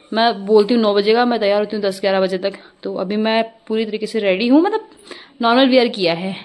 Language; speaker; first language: Hindi; non-native, local second language; Rajasthani